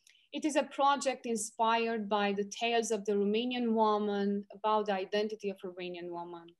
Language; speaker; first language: English; non-native, fluent; Romanian